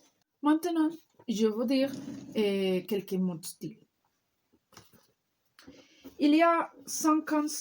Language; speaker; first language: French; non-native, learner; Spanish